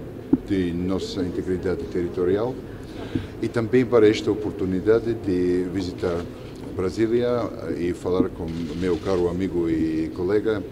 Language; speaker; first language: Portuguese; non-native, fluent; Georgian